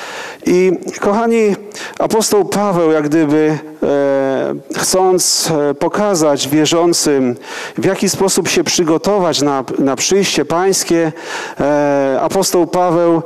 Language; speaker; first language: Polish; native; Polish